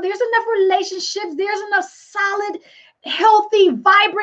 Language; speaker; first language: English; native; English